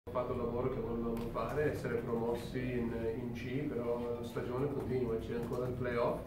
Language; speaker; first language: Italian; non-native, fluent; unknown